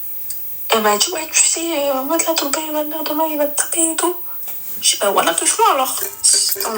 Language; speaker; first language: French; native; French